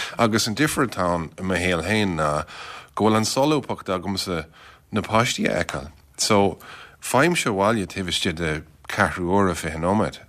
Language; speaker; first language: Irish; non-native, local second language; English